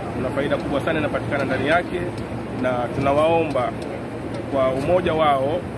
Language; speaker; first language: Swahili; native; Swahili